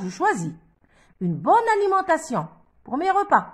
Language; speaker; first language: French; non-native, local second language; Arabic